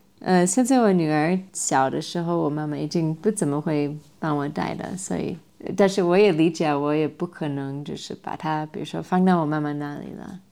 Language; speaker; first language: Chinese; non-native, fluent; English